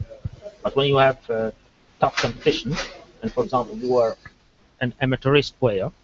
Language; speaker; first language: English; non-native, fluent; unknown